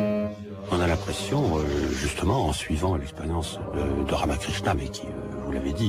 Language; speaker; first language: French; native; French